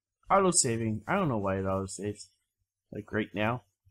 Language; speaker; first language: English; early bilingual, other home language; French